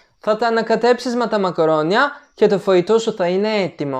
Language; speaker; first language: Greek; non-native, fluent; Turkish